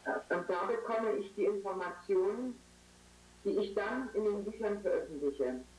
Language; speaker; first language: German; native; German